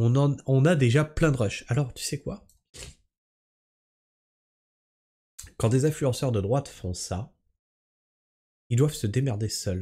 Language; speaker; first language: French; native; French